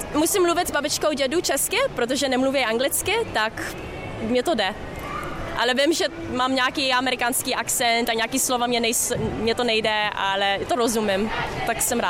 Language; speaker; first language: Czech; early bilingual, heritage; English